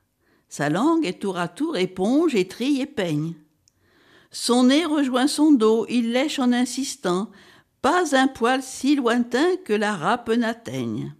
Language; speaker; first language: French; native; French